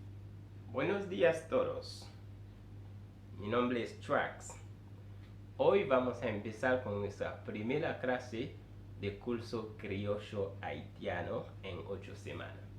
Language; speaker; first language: Spanish; non-native, fluent; Haitian Creole